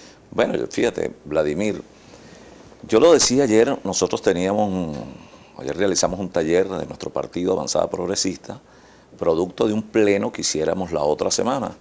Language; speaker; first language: Spanish; native; Spanish